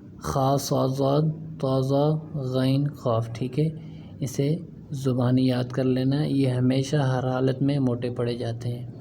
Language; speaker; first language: Urdu; native; Urdu